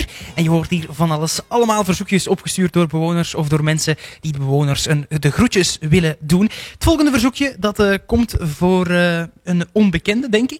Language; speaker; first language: Dutch; native; Dutch